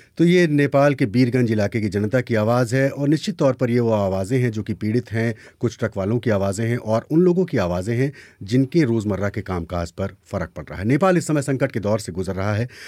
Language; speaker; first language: Hindi; native; Hindi